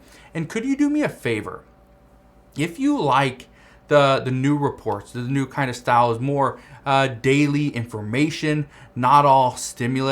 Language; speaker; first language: English; native; English